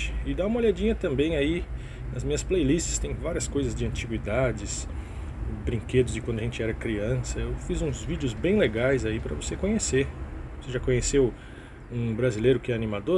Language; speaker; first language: Portuguese; native; Portuguese